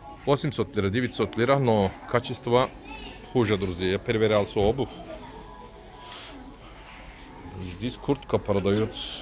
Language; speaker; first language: Russian; non-native, learner; Turkish